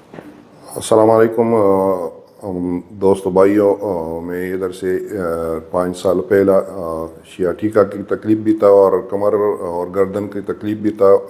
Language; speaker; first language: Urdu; non-native, local second language; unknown